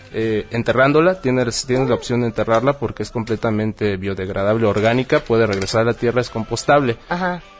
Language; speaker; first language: Spanish; native; Spanish